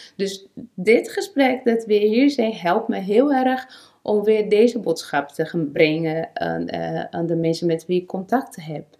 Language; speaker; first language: Dutch; non-native, fluent; Portuguese